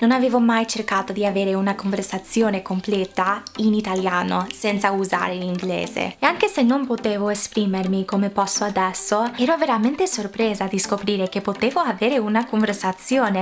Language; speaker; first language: Italian; non-native, fluent; English